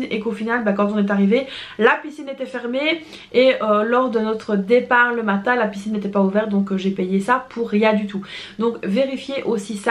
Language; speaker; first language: French; native; French